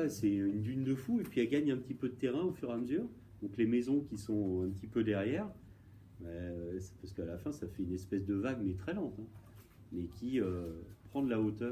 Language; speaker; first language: French; native; French